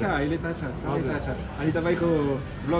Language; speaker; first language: Nepali; non-native, fluent; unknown